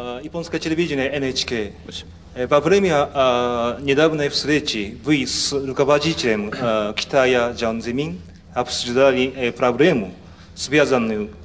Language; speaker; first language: Russian; non-native, fluent; Japanese